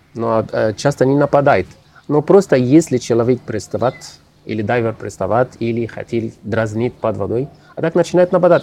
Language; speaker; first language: Russian; non-native, learner; Arabic